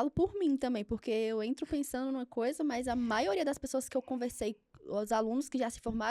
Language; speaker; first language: Portuguese; native; Portuguese